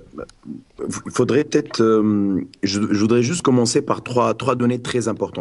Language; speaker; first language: French; non-native, local second language; Arabic